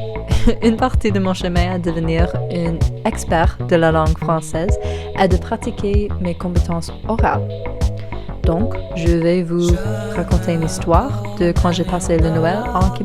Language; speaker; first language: French; non-native, learner; English